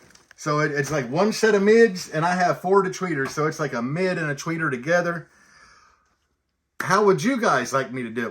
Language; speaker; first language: English; native; English